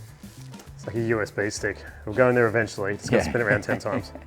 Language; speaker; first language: English; native; English